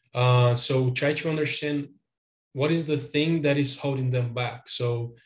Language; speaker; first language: English; non-native, fluent; Portuguese